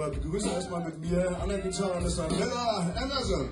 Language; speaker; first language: German; native; German